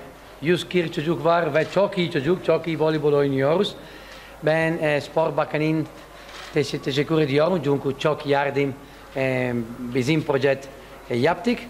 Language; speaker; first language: Turkish; non-native, learner; Italian